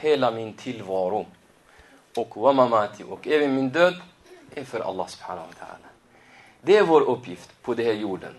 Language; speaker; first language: Swedish; non-native, fluent; Arabic